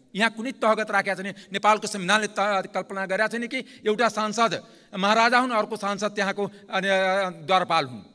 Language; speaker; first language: Nepali; non-native, local second language; Maithili